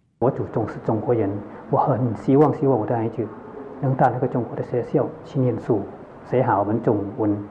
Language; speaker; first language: Chinese; early bilingual, heritage; Chinese